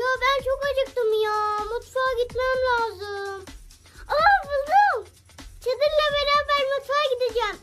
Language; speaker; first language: Turkish; native; Turkish